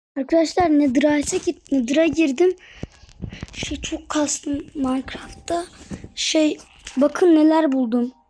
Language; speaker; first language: Turkish; native; Turkish